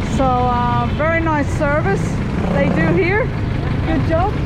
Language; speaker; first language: English; native; English